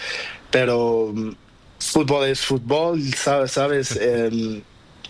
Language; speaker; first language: Spanish; non-native, learner; Portuguese